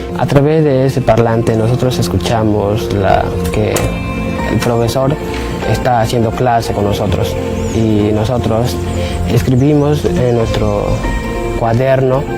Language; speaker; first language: Spanish; non-native, local second language; Shipibo-Conibo